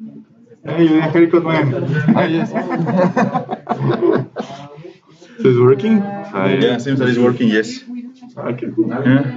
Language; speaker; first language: English; non-native, fluent; Spanish